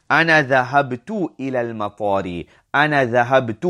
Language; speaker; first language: Arabic; non-native, fluent; English